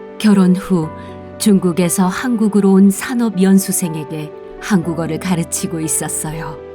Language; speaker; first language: Korean; native; Korean